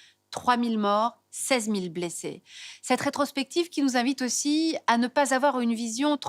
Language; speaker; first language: French; native; French